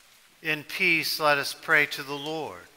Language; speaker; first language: English; native; English